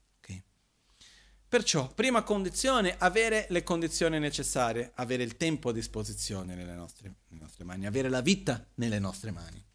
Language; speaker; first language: Italian; non-native, fluent; Portuguese